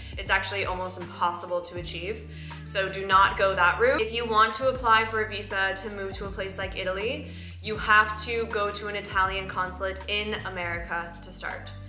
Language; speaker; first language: English; native; English